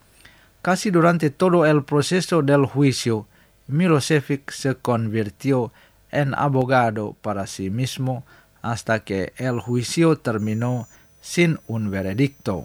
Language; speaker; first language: Spanish; non-native, fluent; Indonesian